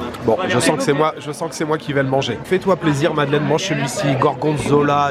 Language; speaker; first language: French; native; French